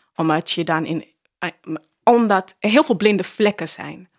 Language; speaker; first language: Dutch; early bilingual, other home language; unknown